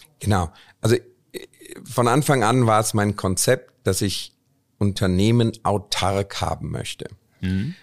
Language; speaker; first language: German; early bilingual, other home language; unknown